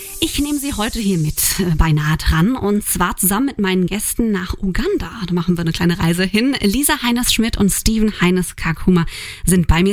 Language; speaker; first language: German; native; German